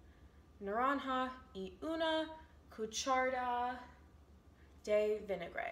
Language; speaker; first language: Spanish; non-native, learner; English